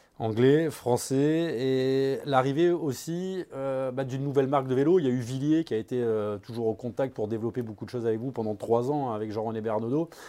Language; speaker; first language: French; native; French